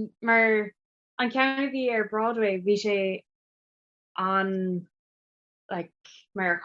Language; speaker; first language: Irish; non-native, local second language; English